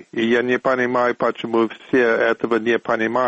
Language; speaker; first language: Russian; non-native, fluent; English